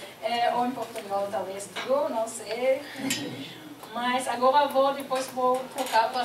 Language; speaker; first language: Portuguese; non-native, fluent; German